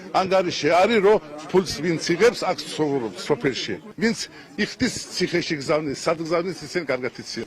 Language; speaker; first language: Georgian; non-native, local second language; Azerbaijani